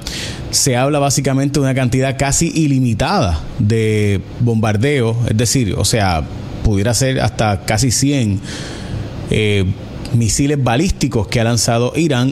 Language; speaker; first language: Spanish; native; Spanish